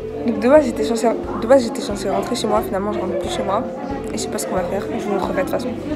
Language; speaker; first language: French; native; French